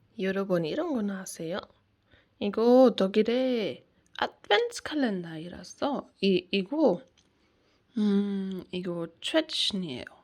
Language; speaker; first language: Korean; non-native, learner; German